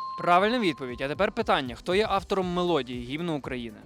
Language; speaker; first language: Ukrainian; native; Ukrainian